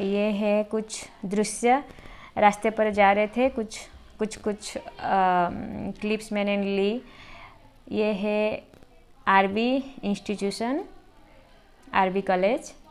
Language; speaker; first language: Hindi; non-native, local second language; Odia